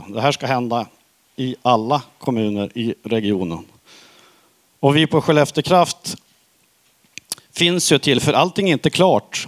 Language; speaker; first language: Swedish; native; Swedish